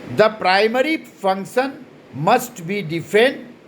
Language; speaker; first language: English; non-native, local second language; Hindi